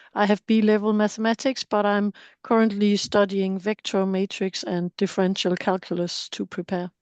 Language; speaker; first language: English; non-native, fluent; Danish